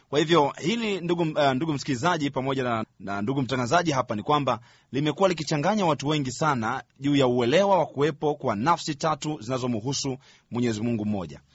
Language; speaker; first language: Swahili; native; Swahili